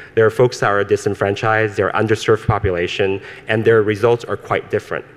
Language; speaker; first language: English; early bilingual, other home language; Cantonese